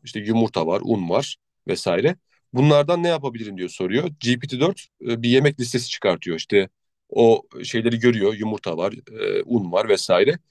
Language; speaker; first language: Turkish; native; Turkish